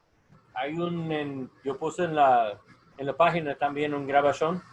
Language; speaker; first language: Spanish; non-native, learner; English